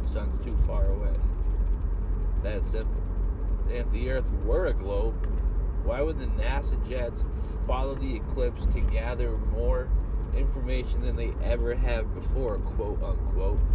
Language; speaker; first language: English; native; English